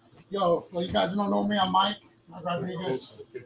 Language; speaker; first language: English; early bilingual, other home language; Spanish